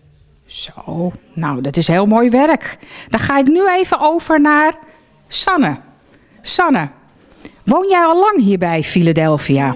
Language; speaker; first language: Dutch; native; Dutch